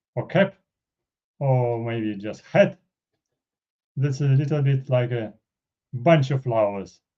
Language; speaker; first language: English; non-native, fluent; Russian